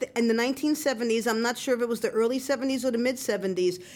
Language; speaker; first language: English; native; English